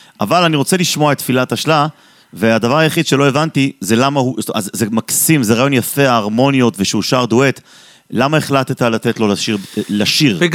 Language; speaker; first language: Hebrew; native; Hebrew